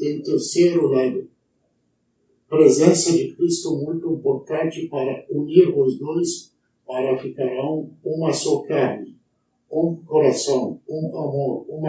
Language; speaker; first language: Portuguese; non-native, learner; Arabic